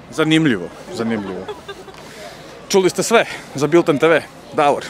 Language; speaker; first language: Croatian; native; Croatian